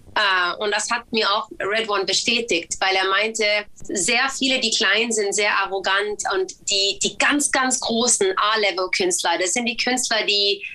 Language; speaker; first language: German; early bilingual, other home language; Swedish